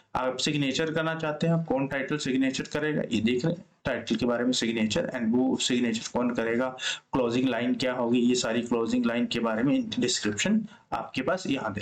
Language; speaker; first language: Hindi; native; Hindi